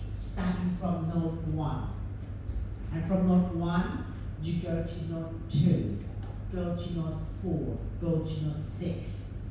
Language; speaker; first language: English; non-native, fluent; Thai